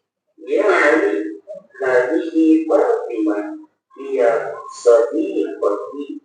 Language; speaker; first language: Arabic; non-native, learner; Indonesian